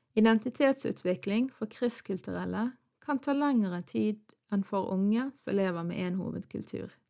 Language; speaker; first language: Norwegian; early bilingual, other home language; Arabic